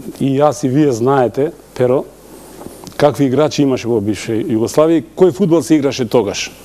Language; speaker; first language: Macedonian; non-native, local second language; Albanian